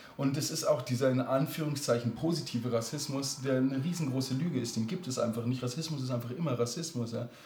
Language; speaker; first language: German; native; German